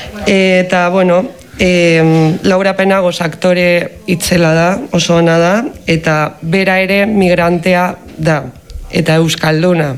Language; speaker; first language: Basque; non-native, fluent; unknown